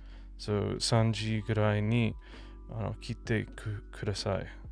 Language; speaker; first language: Japanese; non-native, learner; English